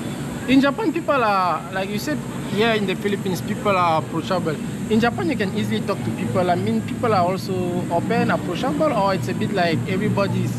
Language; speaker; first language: English; non-native, learner; French